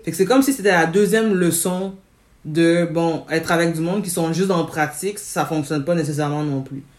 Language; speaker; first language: French; native; French